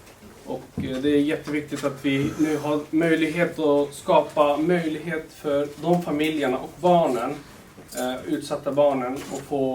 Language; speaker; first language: Swedish; non-native, local second language; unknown